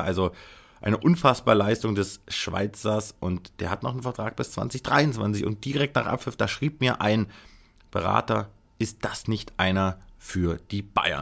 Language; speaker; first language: German; native; German